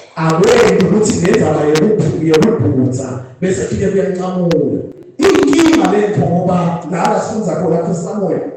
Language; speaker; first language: Zulu; non-native, local second language; Swati